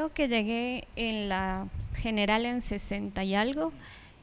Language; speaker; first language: Spanish; native; Spanish